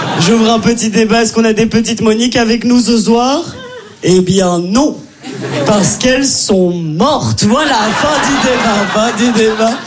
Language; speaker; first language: French; native; French